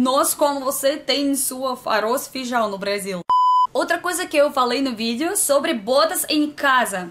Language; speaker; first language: Portuguese; non-native, learner; Russian